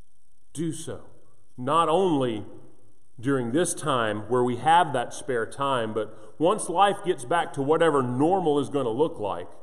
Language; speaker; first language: English; native; English